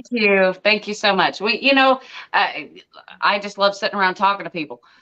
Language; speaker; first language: English; native; English